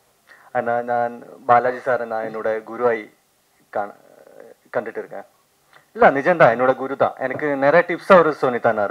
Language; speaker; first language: Tamil; non-native, learner; Malayalam